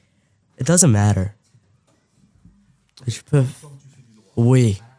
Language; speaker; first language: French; non-native, local second language; English